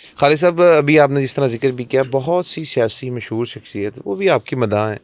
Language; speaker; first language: Urdu; native; Urdu